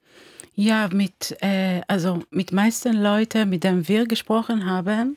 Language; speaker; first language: German; non-native, fluent; Hebrew